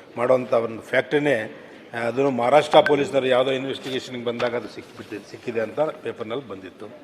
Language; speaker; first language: Kannada; non-native, local second language; Urdu